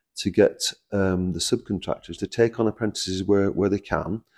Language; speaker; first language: English; native; English